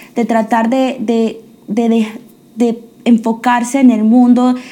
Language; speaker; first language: Spanish; early bilingual, heritage; Spanish